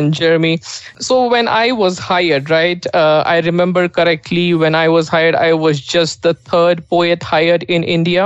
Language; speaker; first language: English; non-native, local second language; Marathi